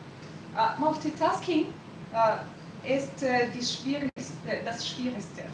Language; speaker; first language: German; non-native, learner; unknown